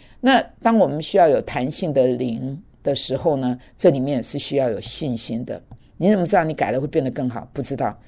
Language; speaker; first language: Chinese; native; Chinese